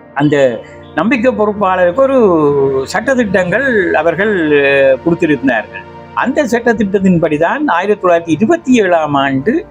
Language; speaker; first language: Tamil; native; Tamil